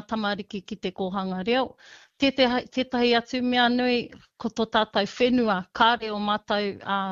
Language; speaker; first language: Māori; non-native, local second language; English